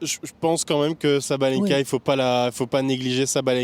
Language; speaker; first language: French; native; French